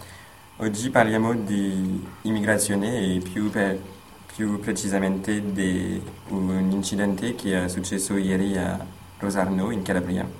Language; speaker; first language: Italian; non-native, learner; French